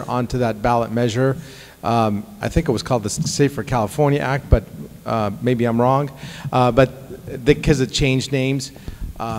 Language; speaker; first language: English; early bilingual, other home language; Arabic